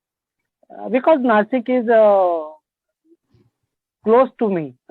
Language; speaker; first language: English; non-native, learner; Marathi